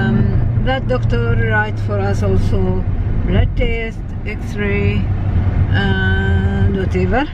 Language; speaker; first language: English; non-native, learner; Arabic